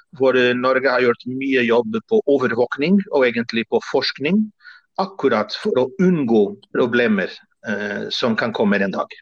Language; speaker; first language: Norwegian; non-native, fluent; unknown